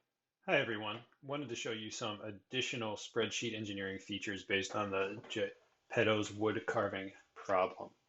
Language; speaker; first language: English; native; English